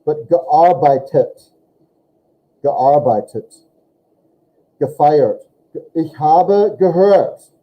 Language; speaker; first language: German; non-native, fluent; English